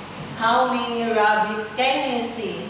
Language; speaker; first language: English; non-native, fluent; Vietnamese